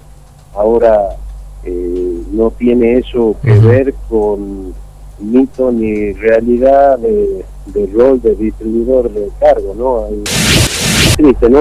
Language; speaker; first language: Spanish; native; Spanish